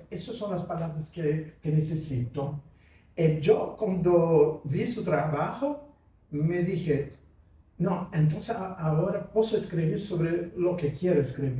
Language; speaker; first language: Spanish; non-native, fluent; Portuguese